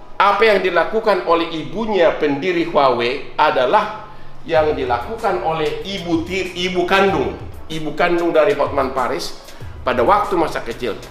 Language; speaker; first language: Indonesian; non-native, local second language; Batak Toba